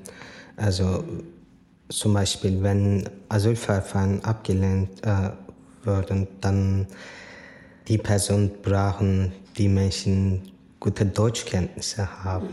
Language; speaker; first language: German; non-native, fluent; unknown